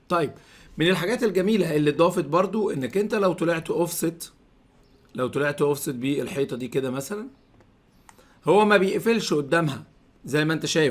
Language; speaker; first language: Arabic; native; Arabic